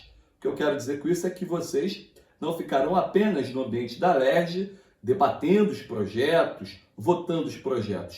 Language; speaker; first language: Portuguese; native; Portuguese